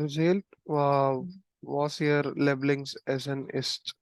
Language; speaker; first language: German; non-native, learner; Malayalam